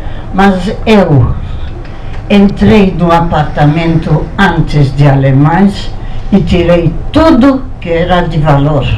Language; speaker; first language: Portuguese; non-native, fluent; Polish